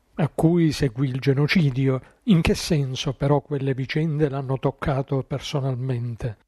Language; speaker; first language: Italian; native; Italian